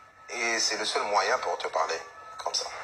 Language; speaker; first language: French; non-native, local second language; Arabic